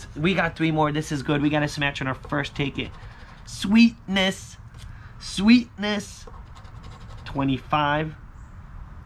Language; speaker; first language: English; native; English